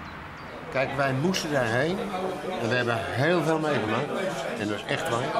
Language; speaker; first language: Dutch; native; Dutch